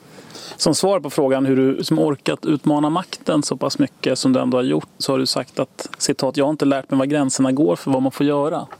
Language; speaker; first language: Swedish; native; Swedish